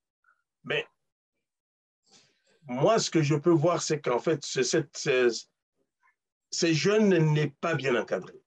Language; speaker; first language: French; non-native, local second language; Luba-Lulua